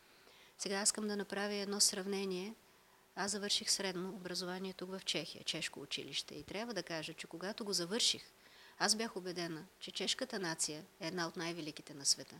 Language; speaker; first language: Bulgarian; early bilingual, other home language; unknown